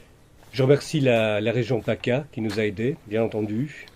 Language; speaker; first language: French; native; French